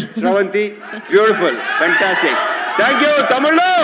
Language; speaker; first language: Telugu; native; Telugu